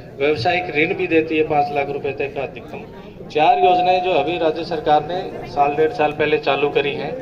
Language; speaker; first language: Hindi; native; Hindi